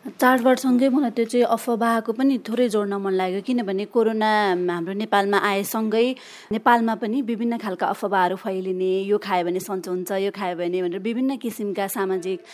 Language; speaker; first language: Nepali; native; Nepali